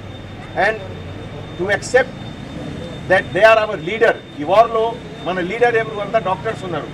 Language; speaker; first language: Telugu; non-native, fluent; Hindi